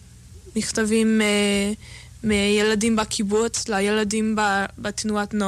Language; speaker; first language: Hebrew; non-native, fluent; English